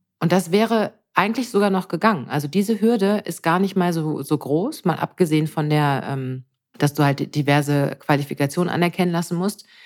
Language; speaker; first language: German; native; German